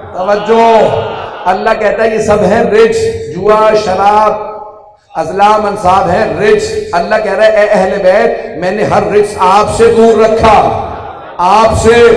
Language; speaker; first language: Urdu; native; Urdu